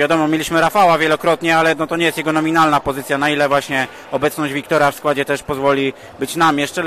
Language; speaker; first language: Polish; native; Polish